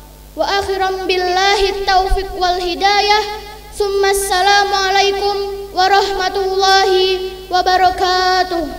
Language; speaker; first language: Arabic; non-native, learner; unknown